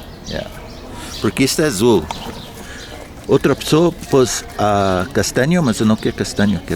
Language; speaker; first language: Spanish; non-native, learner; English